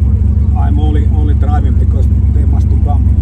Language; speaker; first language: English; non-native, learner; Finnish